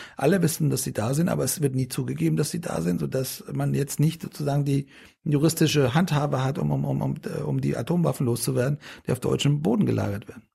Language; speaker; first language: German; early bilingual, other home language; Persian